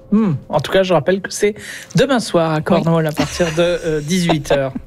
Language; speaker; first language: French; native; French